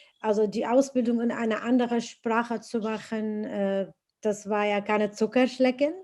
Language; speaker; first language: German; non-native, fluent; Arabic